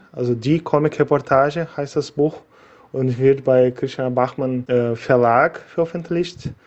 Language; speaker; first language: German; non-native, fluent; Portuguese